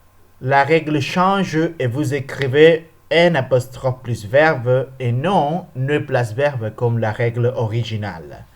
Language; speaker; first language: French; non-native, learner; Spanish